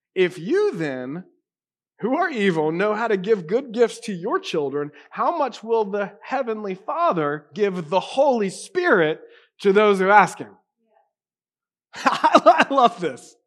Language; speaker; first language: English; native; English